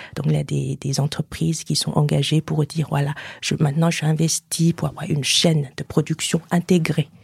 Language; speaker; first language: French; non-native, fluent; Chinese